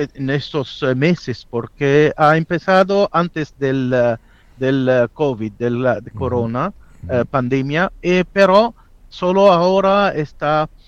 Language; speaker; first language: Spanish; non-native, fluent; Italian